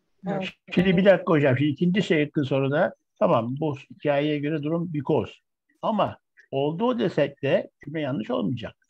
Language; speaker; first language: Turkish; native; Turkish